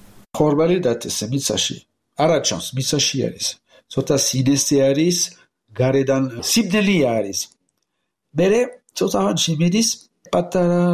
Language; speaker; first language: Georgian; non-native, learner; French